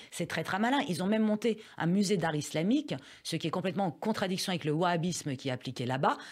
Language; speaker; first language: French; early bilingual, other home language; Persian